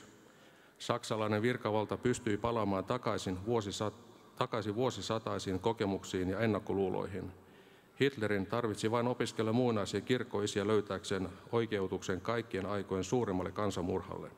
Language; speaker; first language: Finnish; native; Finnish